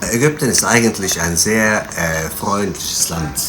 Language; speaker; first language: German; non-native, fluent; Arabic